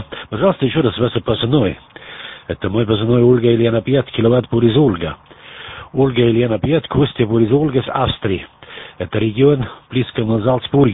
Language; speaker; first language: Russian; non-native, learner; German